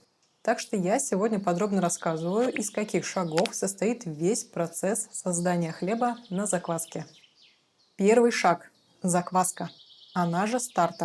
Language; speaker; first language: Russian; native; Russian